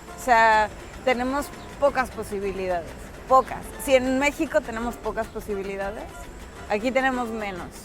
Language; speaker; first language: Spanish; native; Spanish